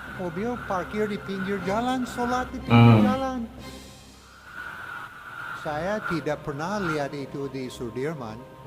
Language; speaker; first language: Indonesian; non-native, learner; English